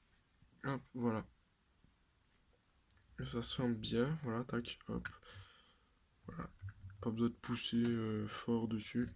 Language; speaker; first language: French; native; French